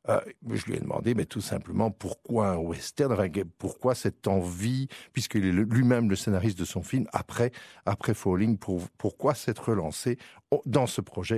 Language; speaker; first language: French; native; French